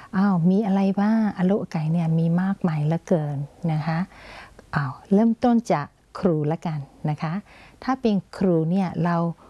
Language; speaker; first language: Thai; non-native, fluent; Burmese